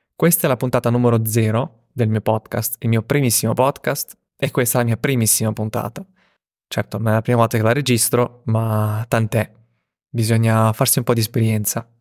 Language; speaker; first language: Italian; early bilingual, other home language; Russian